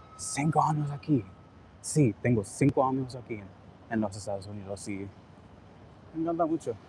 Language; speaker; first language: Spanish; non-native, learner; English